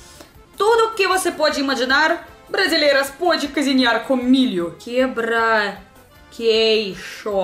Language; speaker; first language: Portuguese; non-native, learner; Russian